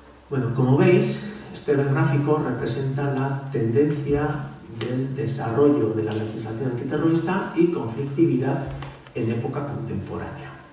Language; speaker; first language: Spanish; non-native, local second language; Basque